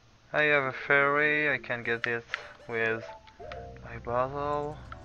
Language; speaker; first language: English; non-native, learner; French